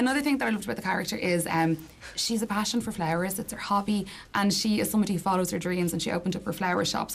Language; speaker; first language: English; native; English